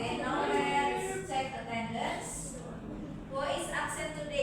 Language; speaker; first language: English; non-native, learner; Indonesian